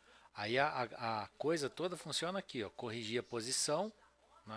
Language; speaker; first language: Portuguese; native; Portuguese